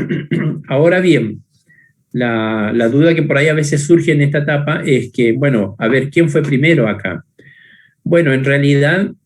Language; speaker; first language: Spanish; native; Spanish